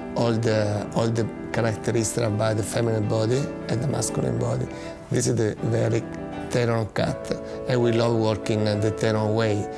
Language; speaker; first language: English; non-native, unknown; Italian